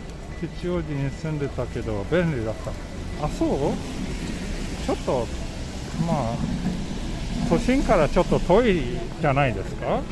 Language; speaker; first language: Japanese; non-native, fluent; Swedish